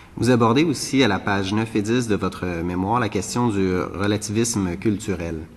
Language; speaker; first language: French; native; French